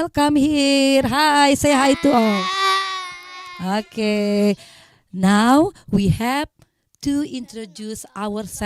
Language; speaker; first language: English; non-native, learner; Indonesian